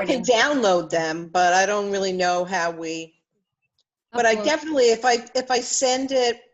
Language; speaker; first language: English; native; English